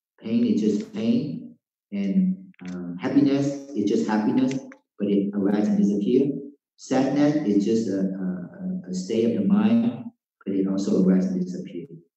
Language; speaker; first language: English; non-native, fluent; Vietnamese